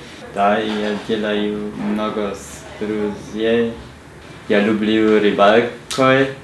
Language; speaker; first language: Russian; non-native, learner; German